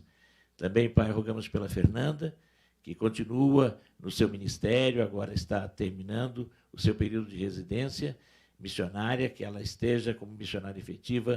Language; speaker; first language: Portuguese; native; Portuguese